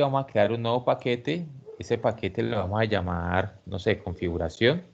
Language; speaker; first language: Spanish; native; Spanish